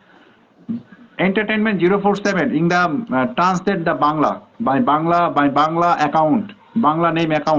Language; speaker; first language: English; non-native, learner; Bangla